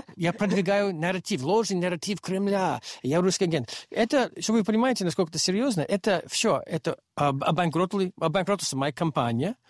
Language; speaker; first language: Russian; non-native, fluent; English